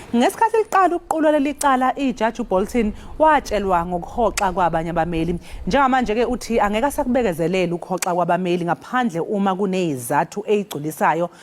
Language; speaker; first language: Zulu; native; Zulu